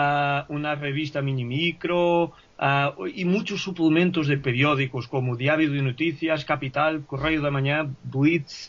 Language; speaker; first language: Spanish; non-native, fluent; Portuguese